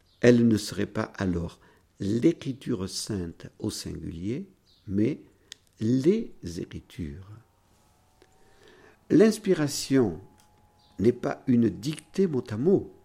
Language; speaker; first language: French; native; French